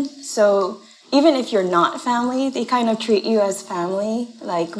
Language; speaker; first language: English; non-native, fluent; Japanese